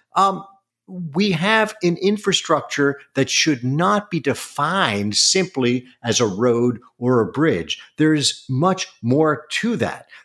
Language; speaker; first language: English; native; English